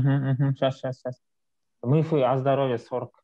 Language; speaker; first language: Russian; non-native, local second language; Kazakh